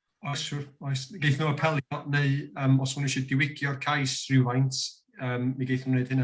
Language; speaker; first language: Welsh; native; Welsh